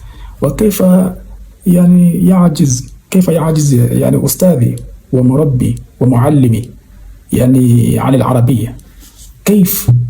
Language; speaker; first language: Arabic; non-native, fluent; Yoruba